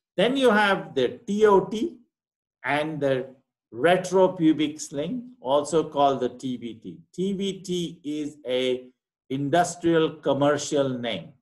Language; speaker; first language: English; non-native, local second language; Marathi